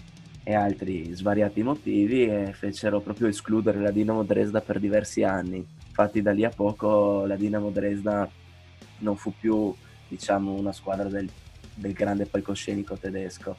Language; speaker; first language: Italian; native; Italian